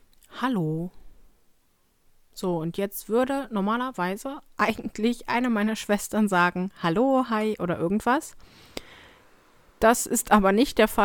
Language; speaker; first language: German; native; German